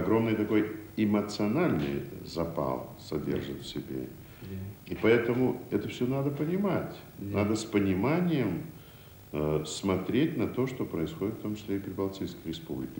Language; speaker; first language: Russian; native; Russian